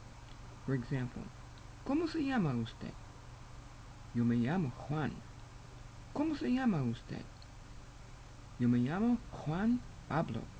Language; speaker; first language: Spanish; non-native, fluent; English